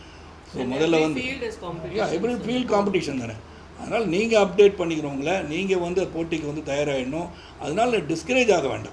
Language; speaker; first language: Tamil; native; Tamil